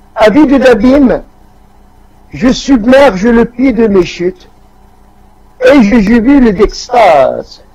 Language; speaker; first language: French; non-native, local second language; Arabic